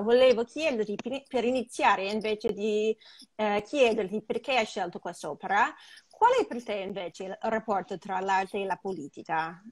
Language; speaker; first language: Italian; non-native, fluent; English